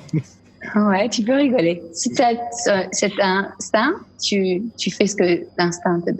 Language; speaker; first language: French; non-native, fluent; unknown